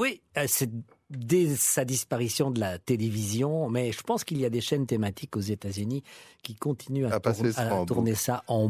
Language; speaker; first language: French; native; French